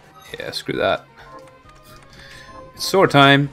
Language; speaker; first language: English; native; English